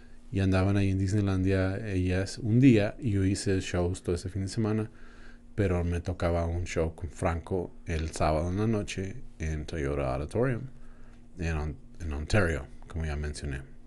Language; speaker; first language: Spanish; native; Spanish